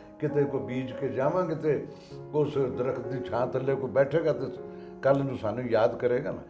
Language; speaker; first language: Punjabi; native; Punjabi